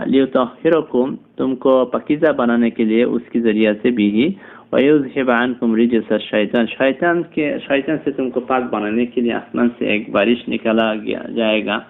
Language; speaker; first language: Urdu; non-native, fluent; Bangla